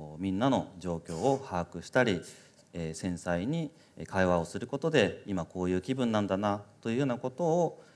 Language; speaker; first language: Japanese; native; Japanese